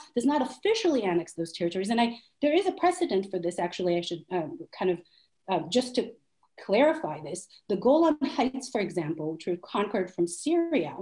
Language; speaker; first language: English; non-native, fluent; Hebrew